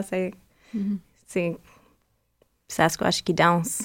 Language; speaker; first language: French; non-native, learner; English